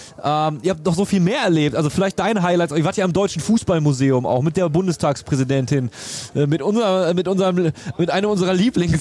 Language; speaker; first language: German; native; German